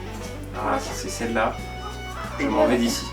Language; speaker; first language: French; native; French